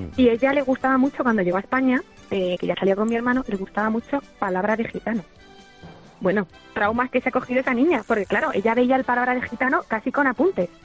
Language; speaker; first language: Spanish; native; Spanish